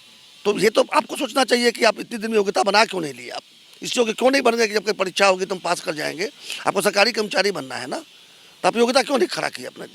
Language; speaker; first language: Hindi; native; Hindi